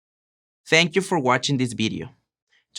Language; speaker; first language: English; non-native, fluent; Spanish